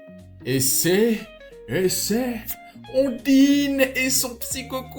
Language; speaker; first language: French; native; French